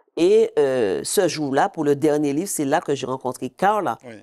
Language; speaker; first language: French; native; French